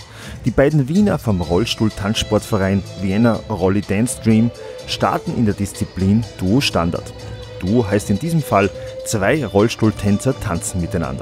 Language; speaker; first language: German; native; German